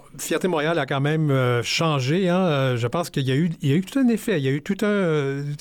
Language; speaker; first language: French; native; French